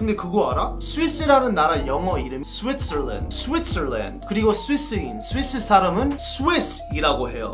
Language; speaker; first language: Korean; non-native, fluent; English